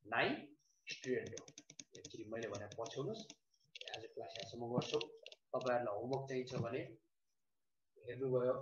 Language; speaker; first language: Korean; non-native, fluent; Nepali